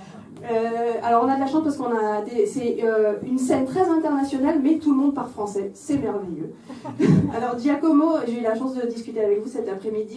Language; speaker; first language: French; native; French